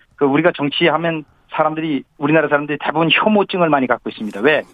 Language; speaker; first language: Korean; native; Korean